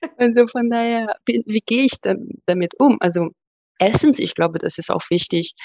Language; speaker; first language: German; non-native, fluent; Italian